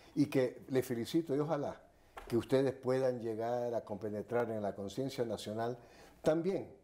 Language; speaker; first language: Spanish; native; Spanish